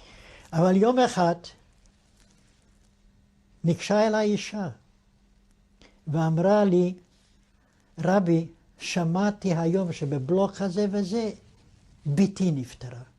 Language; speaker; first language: Hebrew; non-native, fluent; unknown